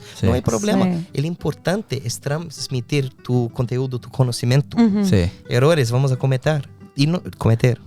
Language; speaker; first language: Spanish; non-native, fluent; English